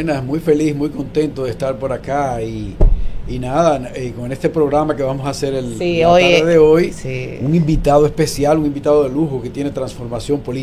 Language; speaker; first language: Spanish; native; Spanish